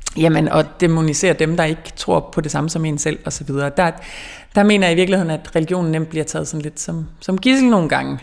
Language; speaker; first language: Danish; native; Danish